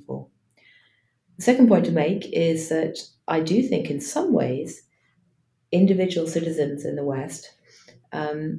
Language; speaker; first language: English; native; English